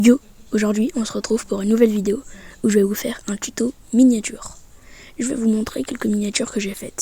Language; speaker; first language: French; native; French